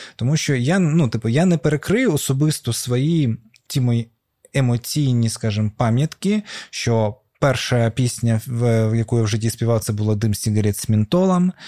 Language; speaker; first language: Ukrainian; non-native, local second language; Russian